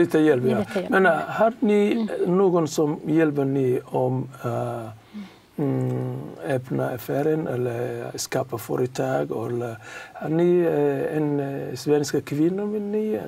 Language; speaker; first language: Swedish; non-native, learner; Somali